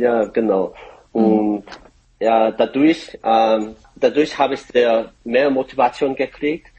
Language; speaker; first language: German; non-native, fluent; Korean